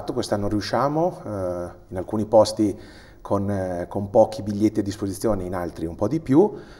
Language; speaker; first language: Italian; native; Italian